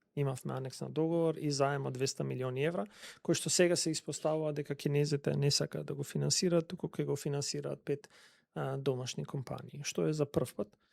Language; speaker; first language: Macedonian; non-native, local second language; Albanian